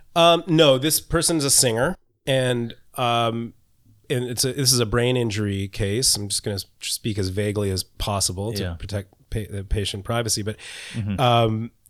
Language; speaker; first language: English; native; English